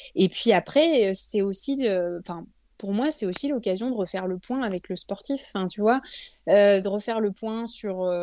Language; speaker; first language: French; native; French